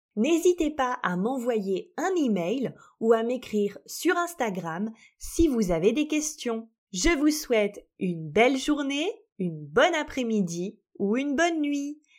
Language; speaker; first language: French; native; French